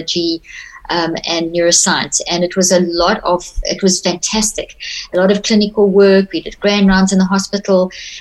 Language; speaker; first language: English; native; English